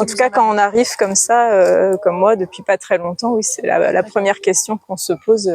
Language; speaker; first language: French; native; French